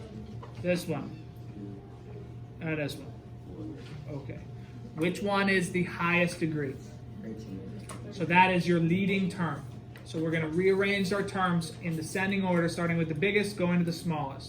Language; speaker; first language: English; native; English